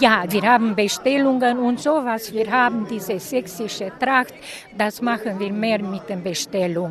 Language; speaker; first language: German; non-native, local second language; Romanian